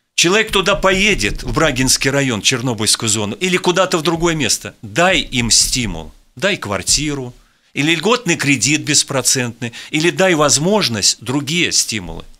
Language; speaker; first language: Russian; native; Russian